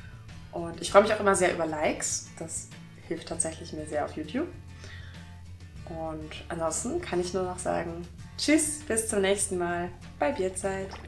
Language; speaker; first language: German; native; German